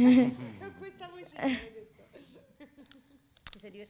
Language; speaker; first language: Italian; native; Italian